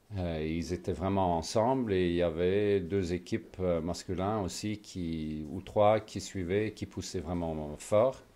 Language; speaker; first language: French; non-native, fluent; Swedish